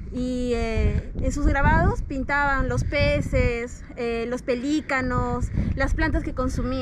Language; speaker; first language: Spanish; native; Spanish